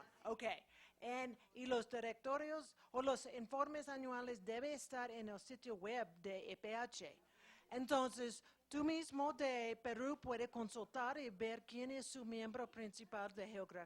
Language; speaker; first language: Spanish; non-native, fluent; English